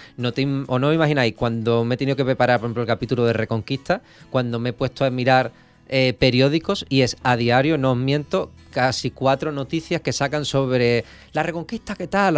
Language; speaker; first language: Spanish; native; Spanish